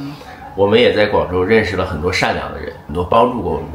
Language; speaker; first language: Chinese; native; Chinese